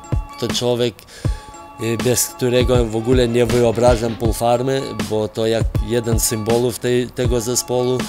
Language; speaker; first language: Polish; non-native, fluent; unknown